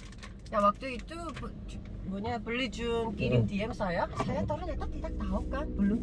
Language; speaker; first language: Indonesian; non-native, learner; Korean